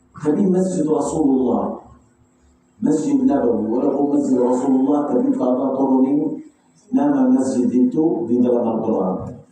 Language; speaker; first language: Malay; non-native, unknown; Arabic